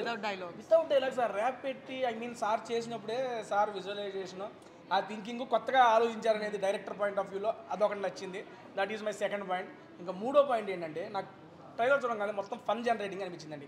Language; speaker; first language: Telugu; native; Telugu